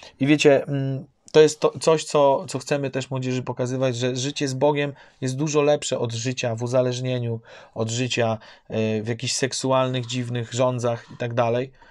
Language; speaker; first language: Polish; native; Polish